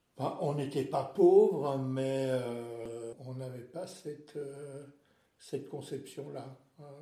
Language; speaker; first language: French; non-native, local second language; Swiss German